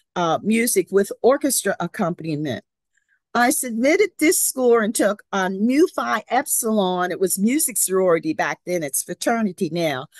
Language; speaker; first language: English; native; English